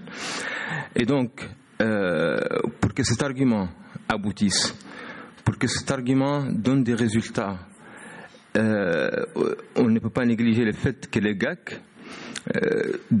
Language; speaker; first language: French; non-native, local second language; Arabic